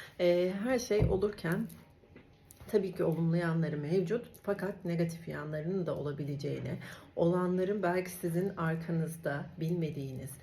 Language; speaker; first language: Turkish; native; Turkish